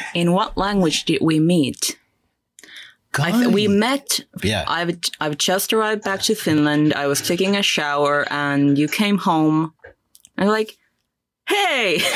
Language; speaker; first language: English; non-native, fluent; Finnish